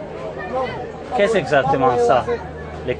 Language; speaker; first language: French; non-native, learner; Italian